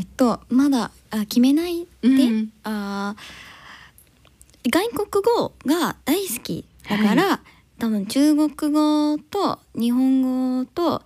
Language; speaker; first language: Japanese; non-native, learner; English